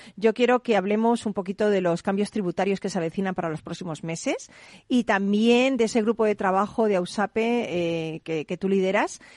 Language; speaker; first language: Spanish; native; Spanish